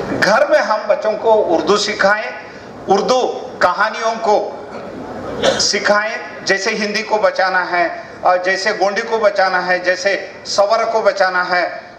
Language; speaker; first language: Hindi; non-native, local second language; Kannada